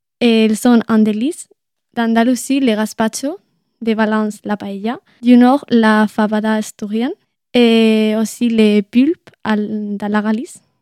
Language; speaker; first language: French; non-native, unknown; Spanish